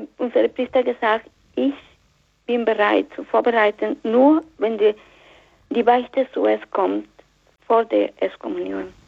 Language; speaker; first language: German; non-native, fluent; Spanish